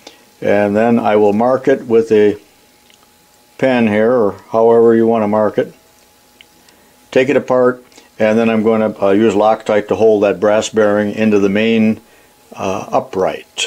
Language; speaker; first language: English; native; English